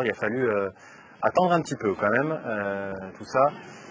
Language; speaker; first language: French; native; French